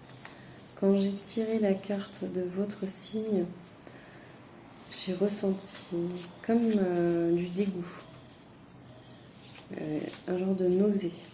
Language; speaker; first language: French; native; French